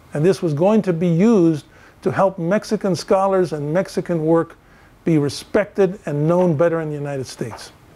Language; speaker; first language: English; early bilingual, other home language; Spanish